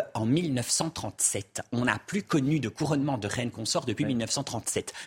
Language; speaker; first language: French; native; French